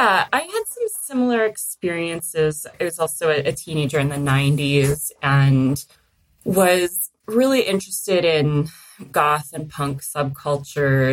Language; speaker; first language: English; native; English